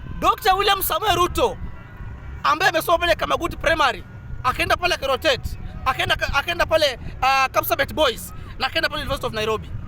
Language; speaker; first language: Swahili; non-native, local second language; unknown